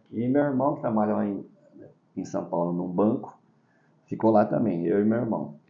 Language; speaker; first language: Portuguese; early bilingual, other home language; Chinese